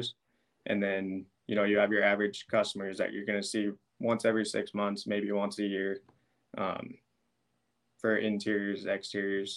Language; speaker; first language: English; native; English